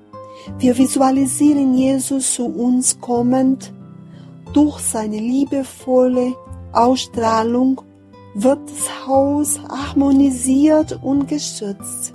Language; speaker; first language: German; non-native, fluent; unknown